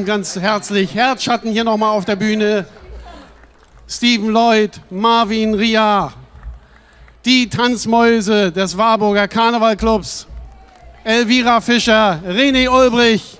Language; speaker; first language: German; native; German